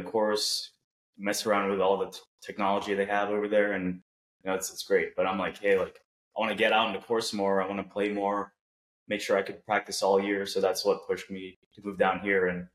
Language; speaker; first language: English; non-native, local second language; Cebuano